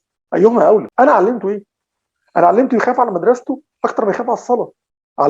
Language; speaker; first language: Arabic; native; Arabic